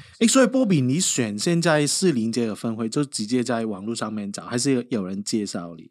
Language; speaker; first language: Chinese; non-native, local second language; Cantonese